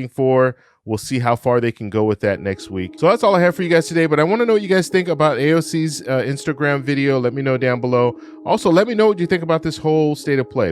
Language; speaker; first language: English; native; English